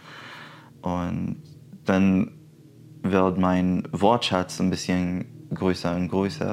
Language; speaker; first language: German; non-native, fluent; Arabic